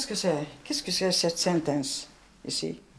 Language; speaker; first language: French; non-native, learner; Hungarian